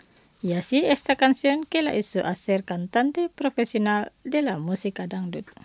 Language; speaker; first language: Spanish; non-native, fluent; Indonesian